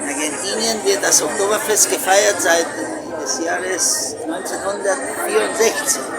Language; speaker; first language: German; early bilingual, heritage; Spanish